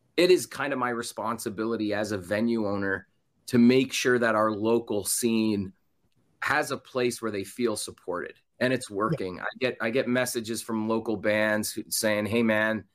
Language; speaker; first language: English; native; English